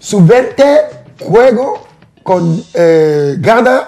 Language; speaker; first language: Spanish; non-native, learner; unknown